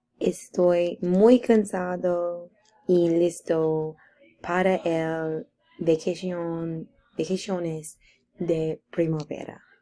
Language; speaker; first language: Spanish; non-native, learner; English